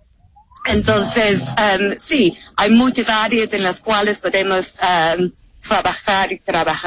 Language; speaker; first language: Spanish; non-native, fluent; English